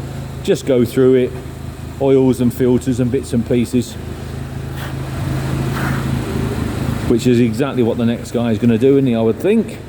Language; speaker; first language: English; native; English